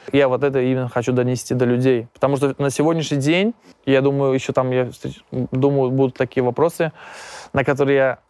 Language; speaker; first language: Russian; non-native, local second language; Tatar